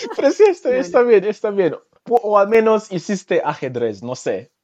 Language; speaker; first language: Spanish; non-native, fluent; Jamaican Creole English